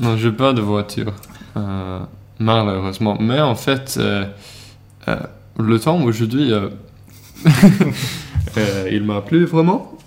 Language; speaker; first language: French; non-native, learner; Swedish